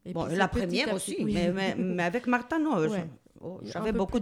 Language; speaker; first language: French; non-native, learner; Spanish